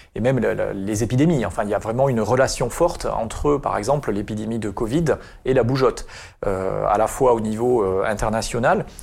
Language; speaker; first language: French; native; French